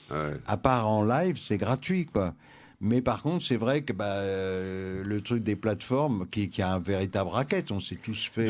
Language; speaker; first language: French; native; French